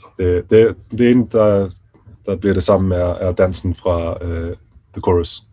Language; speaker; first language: Danish; early bilingual, other home language; Icelandic